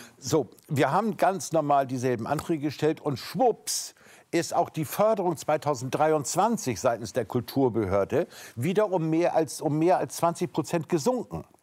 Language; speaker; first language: German; native; German